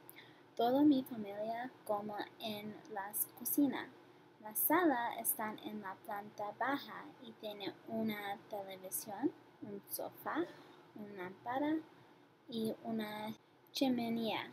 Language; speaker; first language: Spanish; non-native, learner; English